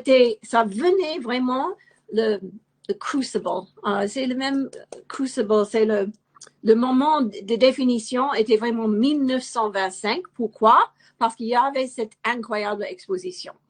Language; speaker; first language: French; non-native, fluent; English